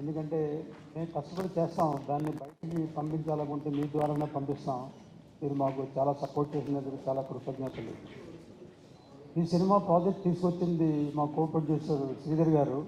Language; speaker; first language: Telugu; native; Telugu